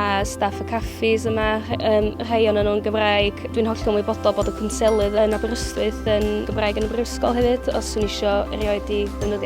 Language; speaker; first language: Welsh; native; Welsh